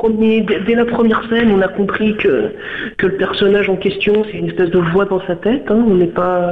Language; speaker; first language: French; native; French